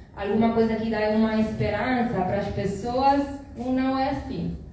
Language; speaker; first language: Portuguese; non-native, learner; Italian